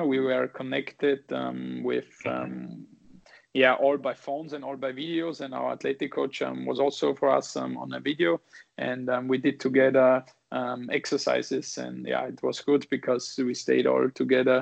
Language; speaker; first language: English; non-native, fluent; German